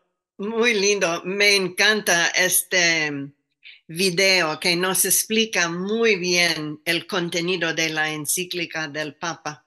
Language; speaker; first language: Spanish; non-native, fluent; English